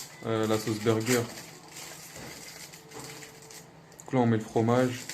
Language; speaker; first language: French; native; French